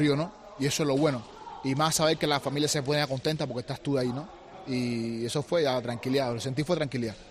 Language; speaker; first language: Spanish; native; Spanish